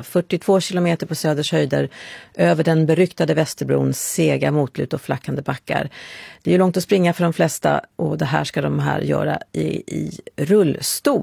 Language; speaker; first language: Swedish; native; Swedish